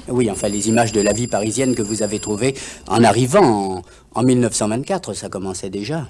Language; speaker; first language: French; native; French